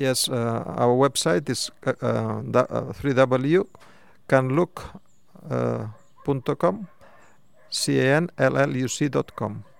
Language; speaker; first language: English; non-native, fluent; Spanish